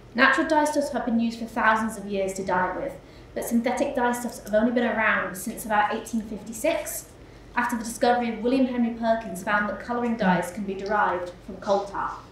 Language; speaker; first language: English; native; English